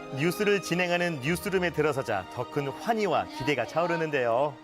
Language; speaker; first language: Korean; native; Korean